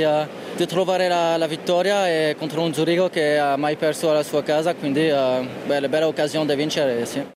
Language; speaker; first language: Italian; non-native, learner; French